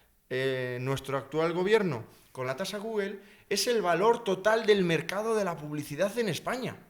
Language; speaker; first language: Spanish; native; Spanish